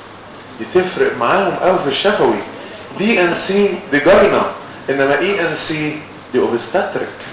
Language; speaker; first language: Arabic; native; Arabic